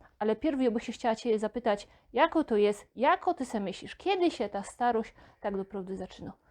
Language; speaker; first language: Polish; native; Polish